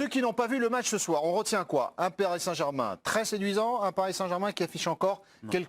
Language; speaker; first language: French; native; French